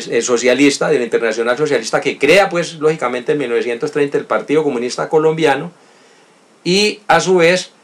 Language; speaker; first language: Spanish; native; Spanish